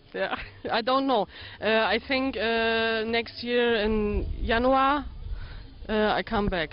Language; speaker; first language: English; non-native, learner; German